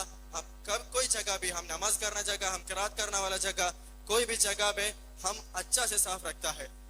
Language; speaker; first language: Hindi; non-native, local second language; Malayalam